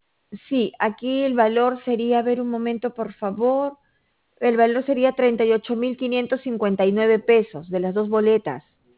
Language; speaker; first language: Spanish; native; Spanish